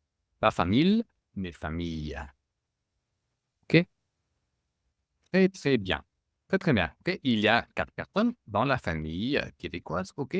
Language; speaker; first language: French; non-native, fluent; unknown